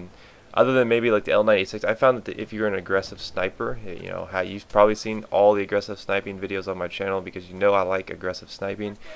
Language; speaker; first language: English; native; English